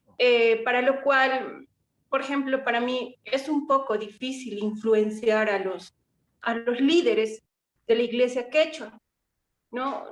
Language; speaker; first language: Spanish; non-native, local second language; Quechua